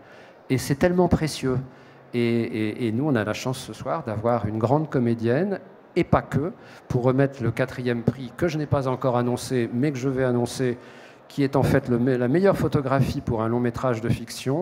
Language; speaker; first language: French; native; French